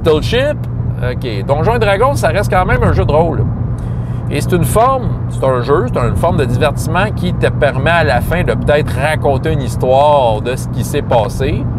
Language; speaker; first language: French; native; French